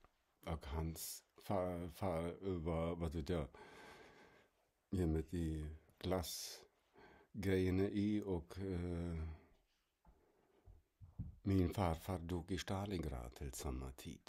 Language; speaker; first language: Swedish; non-native, fluent; German